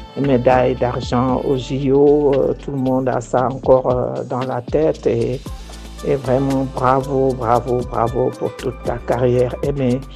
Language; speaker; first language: French; non-native, local second language; Wolof